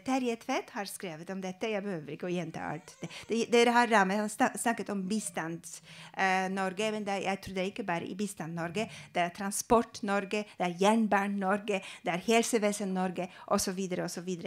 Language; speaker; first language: Norwegian; non-native, fluent; Polish